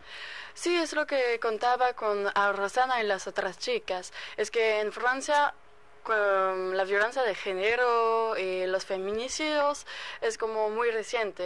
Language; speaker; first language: Spanish; non-native, fluent; French